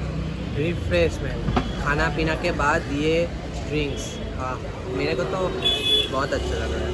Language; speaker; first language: Hindi; non-native, local second language; Bangla